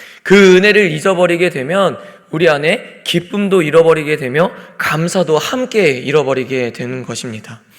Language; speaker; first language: Korean; native; Korean